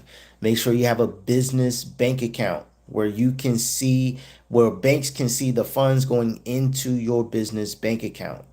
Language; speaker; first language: English; native; English